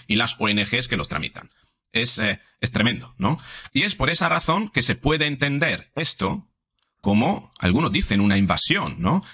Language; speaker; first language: Spanish; non-native, fluent; Italian